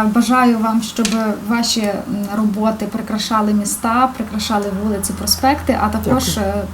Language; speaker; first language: Ukrainian; native; Ukrainian